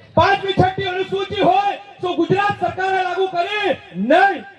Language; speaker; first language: Gujarati; non-native, local second language; Bhili